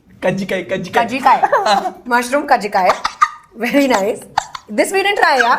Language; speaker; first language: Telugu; non-native, learner; Hindi